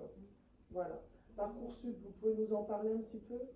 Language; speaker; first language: French; native; French